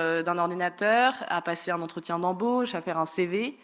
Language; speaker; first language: French; native; French